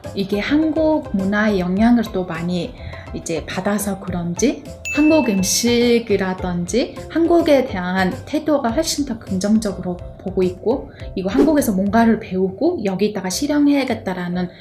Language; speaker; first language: Korean; early bilingual, other home language; Mongolian